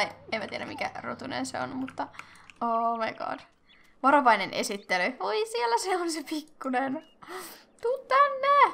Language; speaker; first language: Finnish; native; Finnish